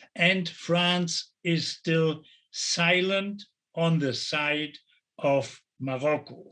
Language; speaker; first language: English; non-native, fluent; German